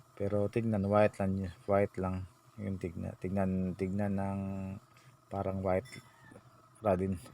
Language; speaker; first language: Filipino; non-native, local second language; Cebuano